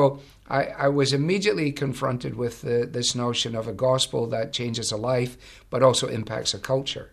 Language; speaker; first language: English; native; English